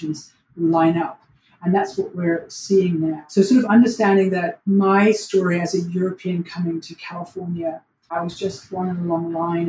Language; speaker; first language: English; native; English